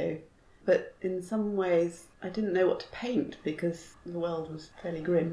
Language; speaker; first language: English; native; English